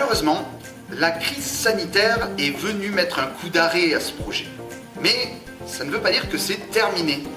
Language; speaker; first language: French; native; French